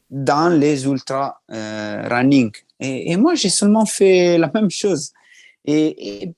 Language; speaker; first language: French; non-native, learner; Italian